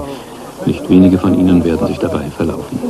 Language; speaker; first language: German; native; German